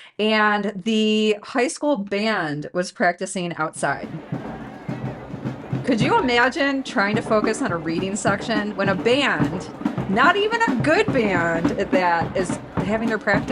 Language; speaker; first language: English; native; English